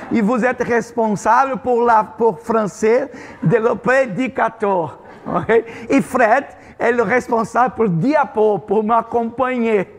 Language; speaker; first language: French; non-native, fluent; Portuguese